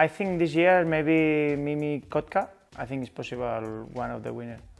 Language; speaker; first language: English; non-native, learner; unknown